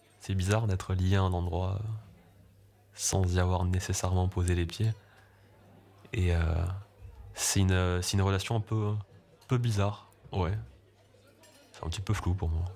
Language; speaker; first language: French; early bilingual, other home language; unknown